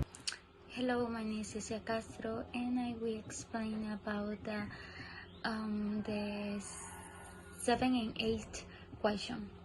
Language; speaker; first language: English; non-native, learner; Spanish